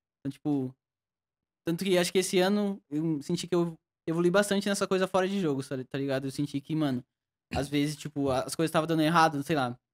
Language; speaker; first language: Portuguese; native; Portuguese